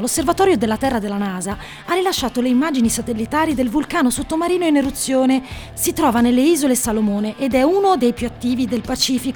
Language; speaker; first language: Italian; native; Italian